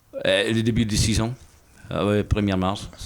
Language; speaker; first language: French; non-native, fluent; English